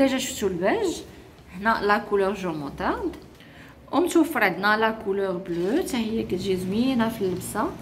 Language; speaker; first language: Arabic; native; Arabic